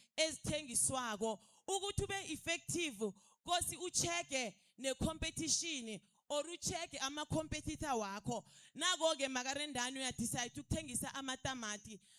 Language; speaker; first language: Zulu; non-native, local second language; South Ndebele